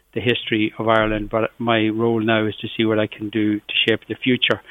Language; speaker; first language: English; native; English